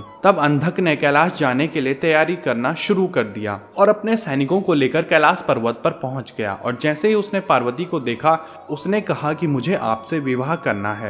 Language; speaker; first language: Hindi; native; Hindi